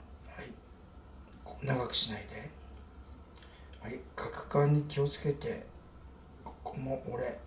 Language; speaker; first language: Japanese; native; Japanese